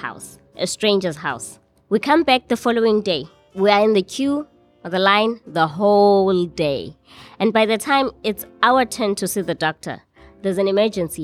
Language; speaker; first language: English; non-native, local second language; Xhosa